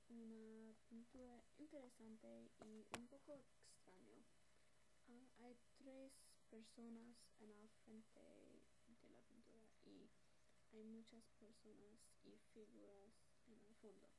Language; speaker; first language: Spanish; non-native, learner; English